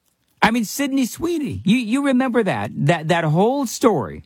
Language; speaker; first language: English; native; English